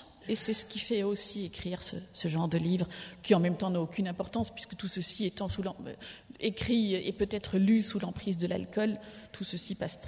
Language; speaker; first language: French; native; French